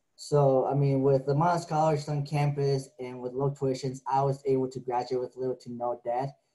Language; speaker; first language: English; native; English